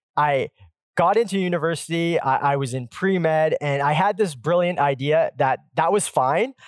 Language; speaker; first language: English; native; English